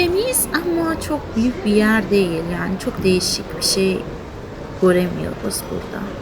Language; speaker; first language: Turkish; non-native, fluent; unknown